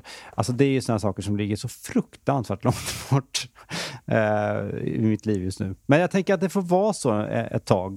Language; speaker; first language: Swedish; native; Swedish